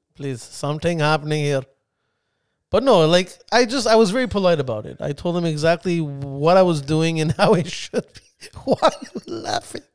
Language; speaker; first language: English; early bilingual, other home language; Spanish